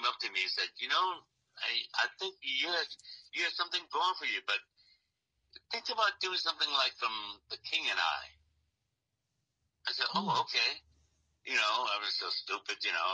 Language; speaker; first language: English; native; English